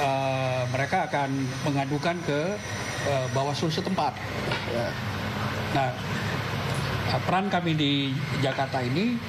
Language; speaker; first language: Indonesian; native; Indonesian